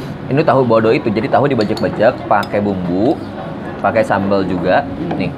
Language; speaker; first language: Indonesian; native; Indonesian